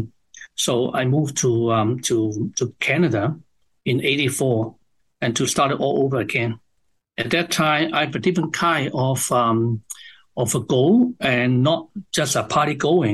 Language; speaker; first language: English; non-native, local second language; Cantonese